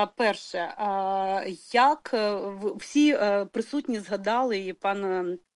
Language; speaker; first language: Ukrainian; native; Ukrainian